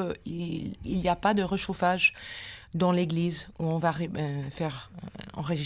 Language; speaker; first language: French; non-native, fluent; English